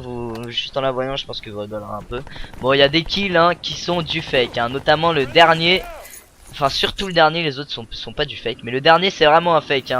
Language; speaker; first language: French; native; French